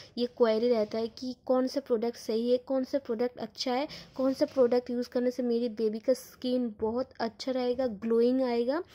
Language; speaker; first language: Hindi; non-native, local second language; Bangla